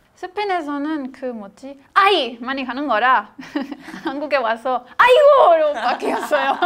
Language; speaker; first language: Korean; non-native, learner; Spanish